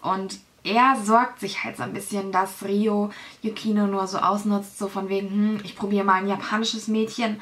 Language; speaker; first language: German; native; German